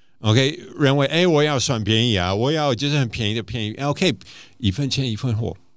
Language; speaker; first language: Chinese; non-native, fluent; English